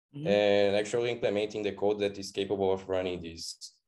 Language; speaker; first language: English; non-native, fluent; Portuguese